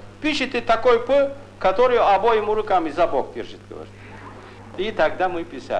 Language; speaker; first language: Russian; non-native, local second language; Kyrgyz